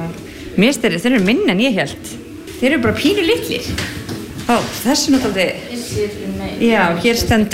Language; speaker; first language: Icelandic; native; Icelandic